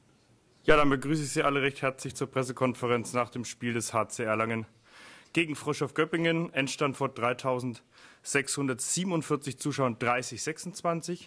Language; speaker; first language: German; native; German